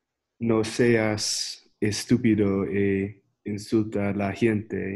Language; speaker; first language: Spanish; non-native, learner; English